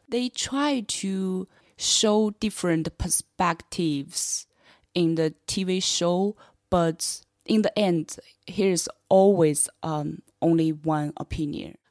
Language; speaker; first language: English; non-native, fluent; Chinese